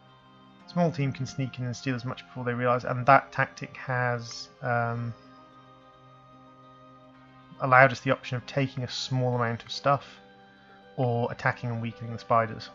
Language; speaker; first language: English; native; English